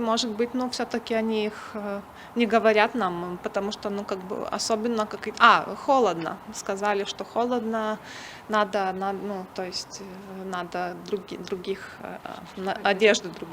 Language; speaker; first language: Russian; non-native, fluent; Lithuanian